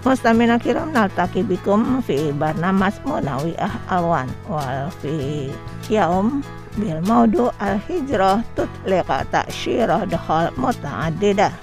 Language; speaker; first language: Arabic; non-native, fluent; Indonesian